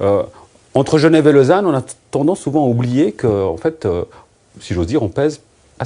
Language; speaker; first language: French; native; French